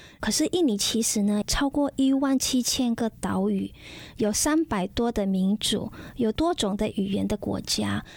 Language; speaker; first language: Chinese; non-native, fluent; Indonesian